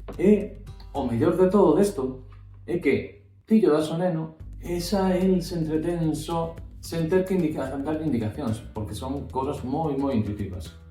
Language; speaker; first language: Galician; native; Galician